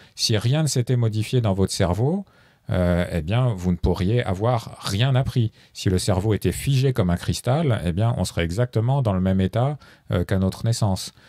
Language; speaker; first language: French; native; French